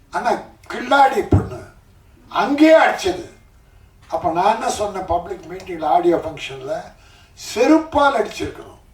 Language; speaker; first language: Tamil; native; Tamil